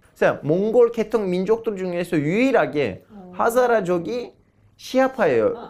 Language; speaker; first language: Korean; non-native, fluent; Turkish